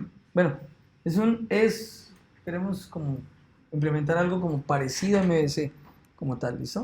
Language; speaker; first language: Spanish; native; Spanish